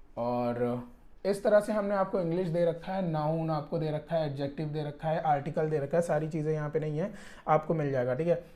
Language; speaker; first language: Hindi; native; Hindi